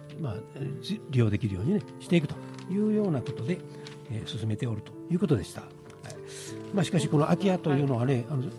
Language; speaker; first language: Japanese; native; Japanese